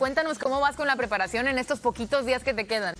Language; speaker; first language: Spanish; native; Spanish